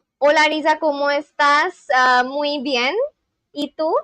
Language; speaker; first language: Spanish; non-native, learner; Bangla